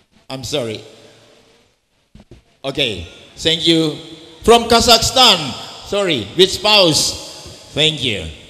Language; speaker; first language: English; non-native, fluent; Indonesian